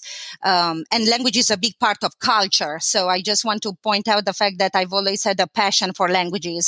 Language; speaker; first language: English; non-native, fluent; Romanian